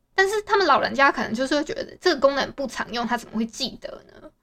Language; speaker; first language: Chinese; native; Chinese